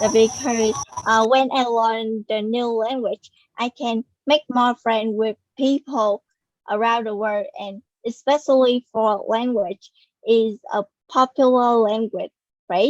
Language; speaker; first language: English; non-native, learner; Vietnamese